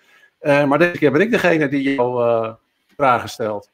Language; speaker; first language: Dutch; native; Dutch